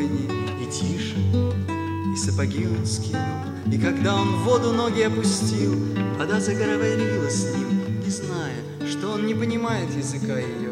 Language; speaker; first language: Russian; native; Russian